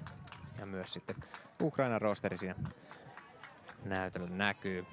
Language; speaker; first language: Finnish; native; Finnish